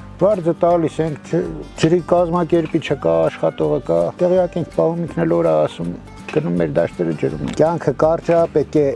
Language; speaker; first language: Armenian; native; Armenian